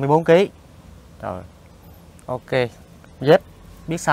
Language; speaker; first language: Vietnamese; native; Vietnamese